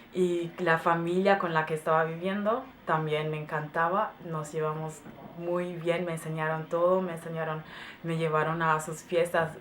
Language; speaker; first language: Spanish; non-native, fluent; German